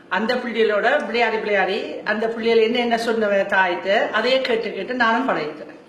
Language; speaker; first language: Tamil; non-native, fluent; German